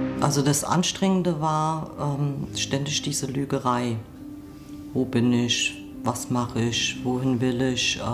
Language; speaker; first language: German; early bilingual, other home language; Kurdish